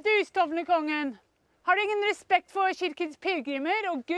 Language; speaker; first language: Norwegian; non-native, fluent; English